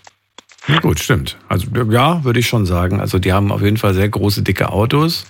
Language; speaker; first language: German; native; German